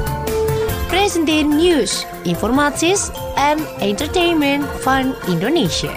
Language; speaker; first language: Dutch; non-native, learner; Indonesian